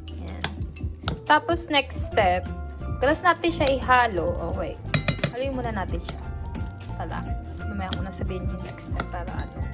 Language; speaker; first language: Filipino; native; Filipino